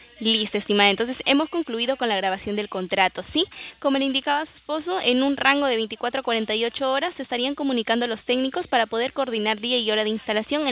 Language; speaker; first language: Spanish; native; Spanish